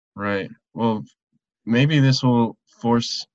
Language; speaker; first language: English; native; English